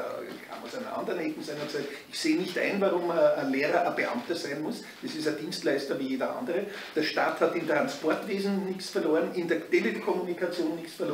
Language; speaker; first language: German; native; German